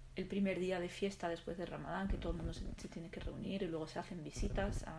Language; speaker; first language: Spanish; non-native, fluent; Arabic